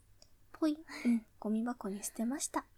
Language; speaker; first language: Japanese; native; Japanese